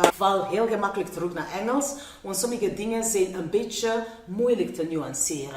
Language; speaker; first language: Dutch; non-native, fluent; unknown